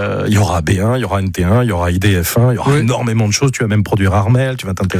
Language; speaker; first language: French; native; French